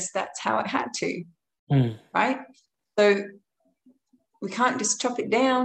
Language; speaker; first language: English; native; English